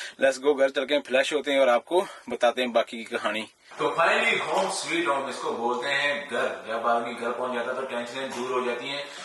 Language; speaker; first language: Hindi; non-native, local second language; Punjabi